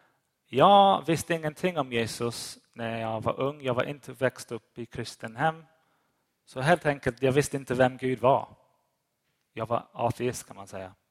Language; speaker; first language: Swedish; non-native, fluent; English